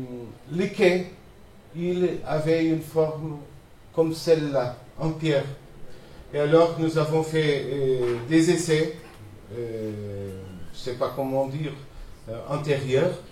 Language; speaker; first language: French; non-native, fluent; Portuguese